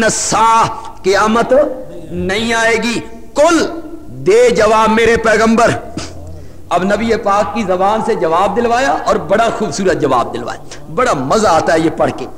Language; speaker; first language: Urdu; non-native, local second language; Punjabi